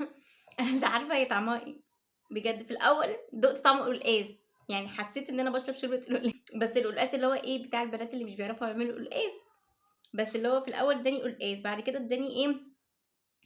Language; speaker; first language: Arabic; native; Arabic